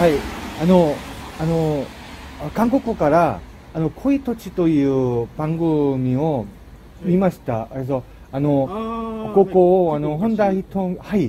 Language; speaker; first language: Japanese; non-native, learner; Korean